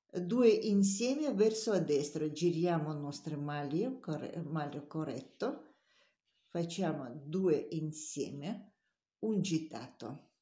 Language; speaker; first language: Italian; non-native, learner; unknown